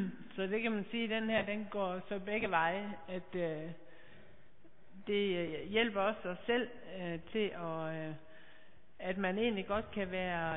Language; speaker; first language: Danish; native; Danish